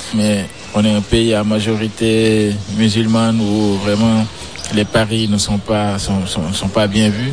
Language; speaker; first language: French; non-native, local second language; Wolof